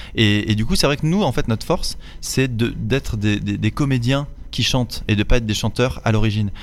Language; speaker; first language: French; native; French